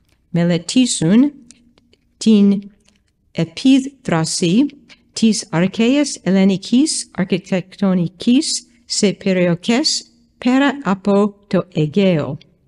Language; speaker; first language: Greek; non-native, fluent; English